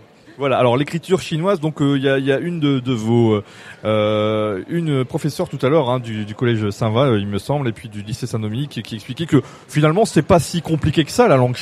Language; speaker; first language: French; native; French